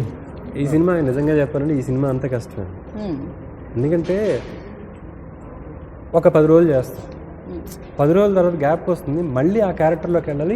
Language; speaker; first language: Telugu; native; Telugu